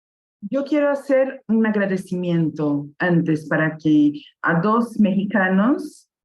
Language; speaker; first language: Spanish; non-native, fluent; Portuguese